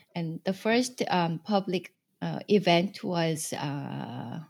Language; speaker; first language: English; non-native, fluent; Korean